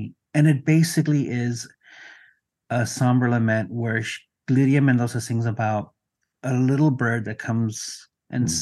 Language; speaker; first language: English; non-native, fluent; Spanish